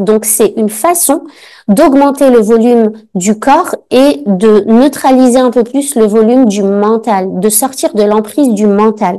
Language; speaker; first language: French; native; French